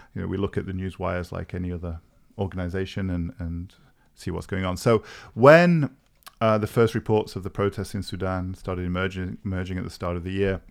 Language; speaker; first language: English; native; English